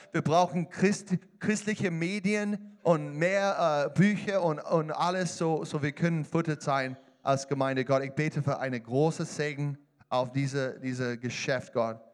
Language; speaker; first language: German; non-native, learner; English